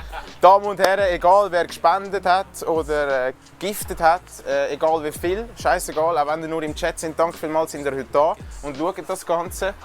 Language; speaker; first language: German; native; German